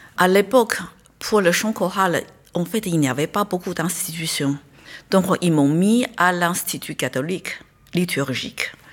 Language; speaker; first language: French; non-native, fluent; Chinese